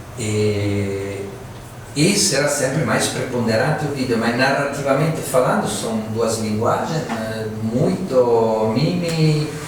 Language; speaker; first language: Portuguese; non-native, fluent; Italian